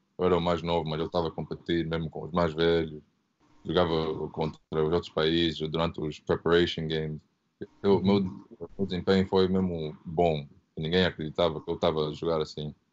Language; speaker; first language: Portuguese; early bilingual, heritage; Portuguese